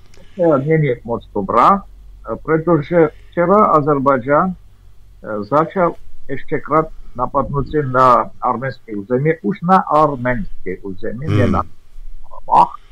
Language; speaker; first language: Czech; non-native, fluent; Armenian